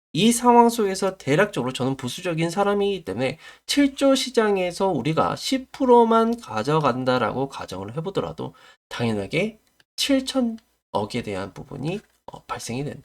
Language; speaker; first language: Korean; native; Korean